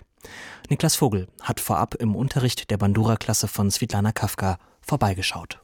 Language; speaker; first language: German; native; German